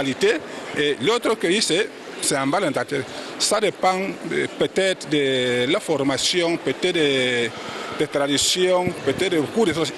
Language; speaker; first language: French; non-native, learner; Spanish